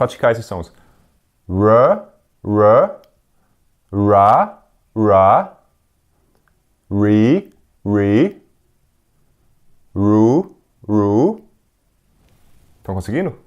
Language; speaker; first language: Portuguese; non-native, fluent; Danish